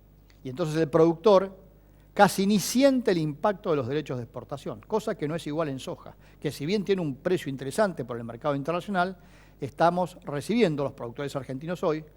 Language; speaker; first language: Spanish; native; Spanish